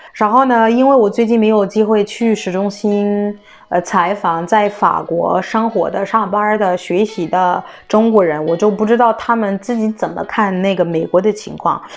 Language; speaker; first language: Chinese; non-native, fluent; French